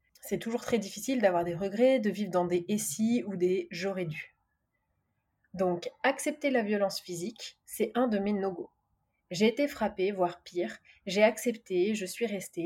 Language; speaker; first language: French; native; French